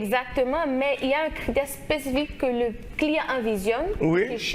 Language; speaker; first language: French; non-native, local second language; Haitian Creole